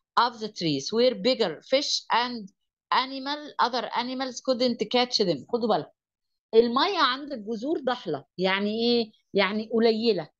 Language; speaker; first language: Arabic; native; Arabic